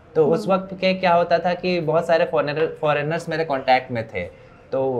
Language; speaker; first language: Hindi; native; Hindi